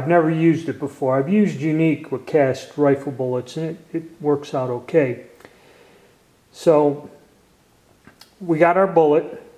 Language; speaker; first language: English; native; English